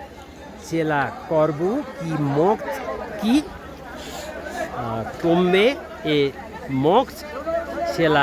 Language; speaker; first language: French; non-native, learner; Nepali